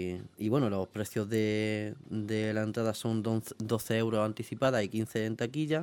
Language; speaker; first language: Spanish; native; Spanish